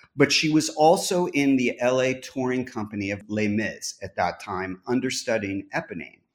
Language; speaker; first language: English; native; English